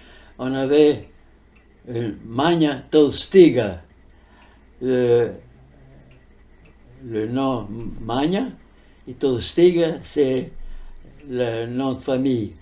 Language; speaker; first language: French; early bilingual, heritage; French